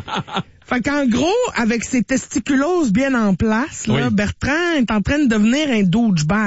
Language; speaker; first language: French; native; French